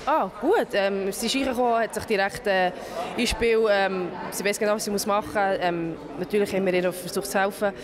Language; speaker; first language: German; native; German